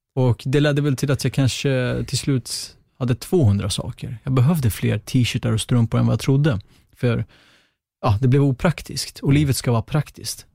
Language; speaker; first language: Swedish; early bilingual, other home language; Kurdish